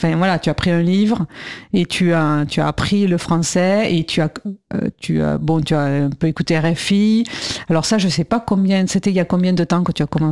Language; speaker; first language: French; native; French